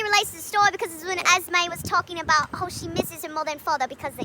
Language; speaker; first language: English; native; English